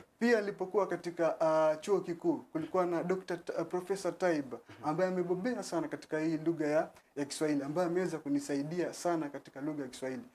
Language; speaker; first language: Swahili; native; Swahili